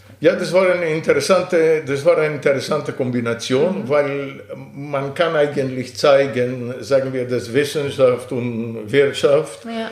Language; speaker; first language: German; non-native, fluent; Greek